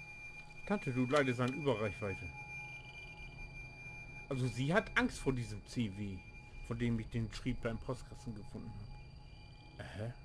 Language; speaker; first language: German; native; German